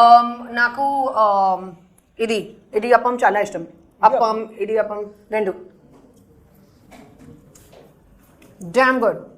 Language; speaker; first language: Telugu; non-native, learner; Hindi